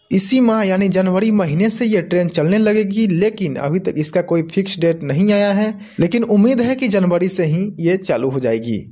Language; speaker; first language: Hindi; native; Hindi